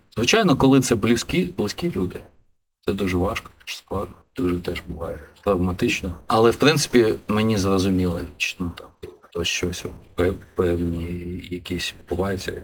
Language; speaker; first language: Ukrainian; non-native, local second language; Russian